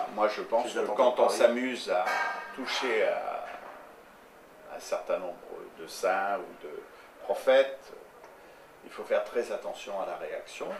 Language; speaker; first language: French; native; French